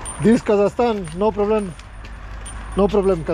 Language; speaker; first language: English; non-native, learner; Spanish